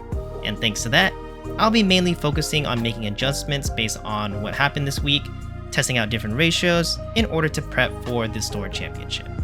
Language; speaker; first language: English; native; English